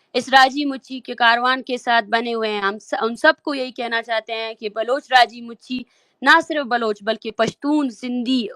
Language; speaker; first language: Urdu; non-native, local second language; Baluchi